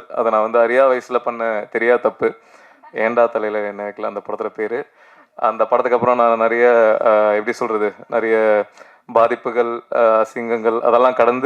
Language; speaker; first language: Tamil; native; Tamil